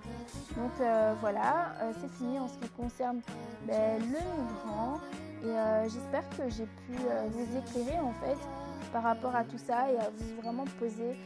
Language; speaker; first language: French; native; French